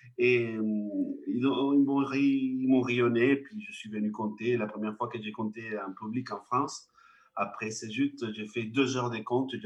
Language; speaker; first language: French; non-native, fluent; Spanish